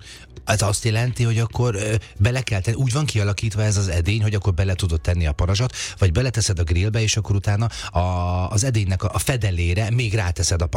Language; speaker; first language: Hungarian; native; Hungarian